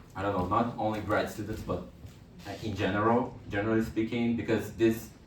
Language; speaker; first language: English; non-native, fluent; Portuguese